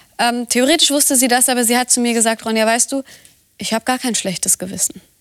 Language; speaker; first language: German; native; German